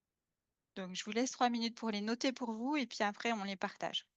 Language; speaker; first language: French; native; French